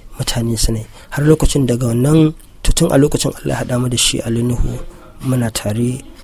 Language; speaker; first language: Hausa; native; Hausa